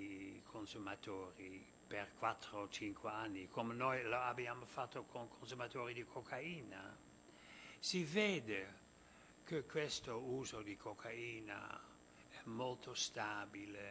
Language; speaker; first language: Italian; non-native, fluent; Dutch